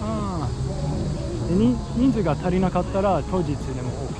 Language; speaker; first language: Japanese; non-native, learner; English